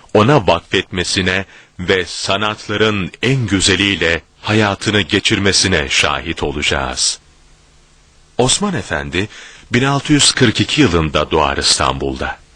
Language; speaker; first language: Turkish; native; Turkish